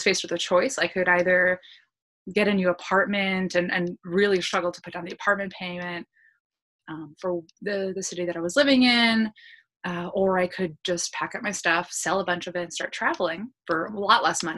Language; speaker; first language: English; early bilingual, other home language; Polish